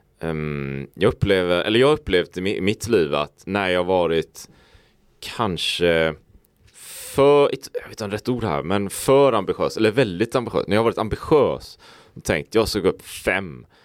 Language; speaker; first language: Swedish; native; Swedish